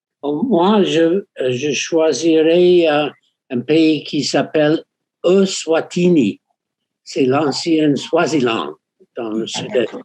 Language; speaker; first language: French; non-native, fluent; English